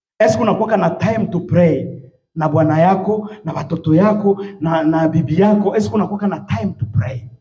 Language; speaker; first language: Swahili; native; Swahili